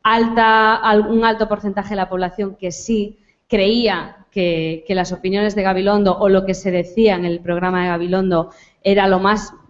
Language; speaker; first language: Spanish; non-native, local second language; Galician